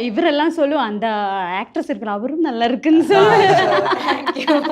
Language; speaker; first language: Tamil; non-native, learner; Malayalam